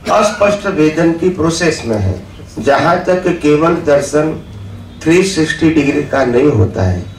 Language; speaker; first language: Hindi; non-native, local second language; Gujarati